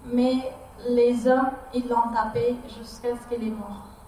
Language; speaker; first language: French; non-native, learner; Persian